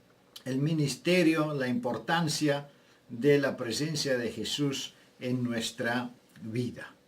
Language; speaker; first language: Spanish; non-native, fluent; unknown